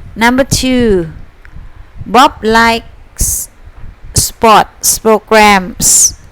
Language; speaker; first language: English; non-native, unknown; Thai